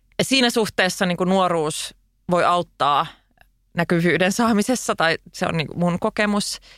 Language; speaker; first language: Finnish; non-native, local second language; Swedish